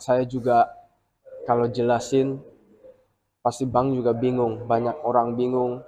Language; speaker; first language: Indonesian; early bilingual, heritage; English